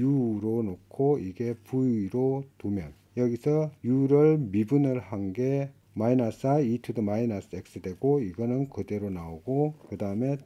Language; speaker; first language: Korean; native; Korean